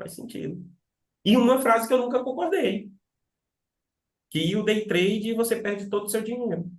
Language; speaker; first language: Portuguese; native; Portuguese